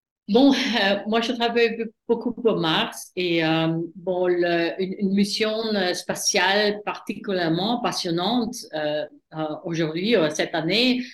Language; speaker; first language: French; non-native, fluent; German